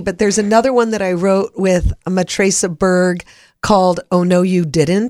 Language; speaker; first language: English; native; English